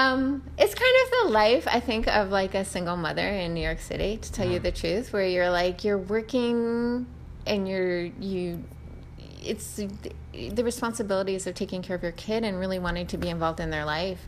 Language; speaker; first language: English; native; English